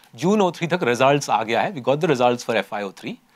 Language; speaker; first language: English; non-native, local second language; Hindi